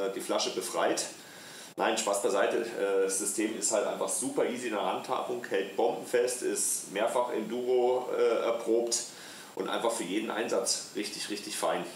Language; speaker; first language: German; native; German